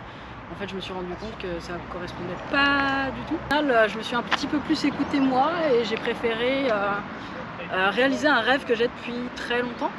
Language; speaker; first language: French; native; French